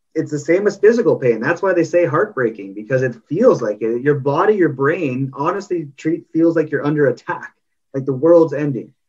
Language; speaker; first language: English; native; English